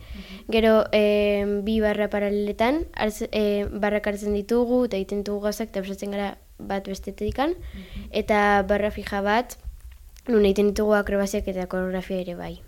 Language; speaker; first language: Basque; non-native, local second language; Spanish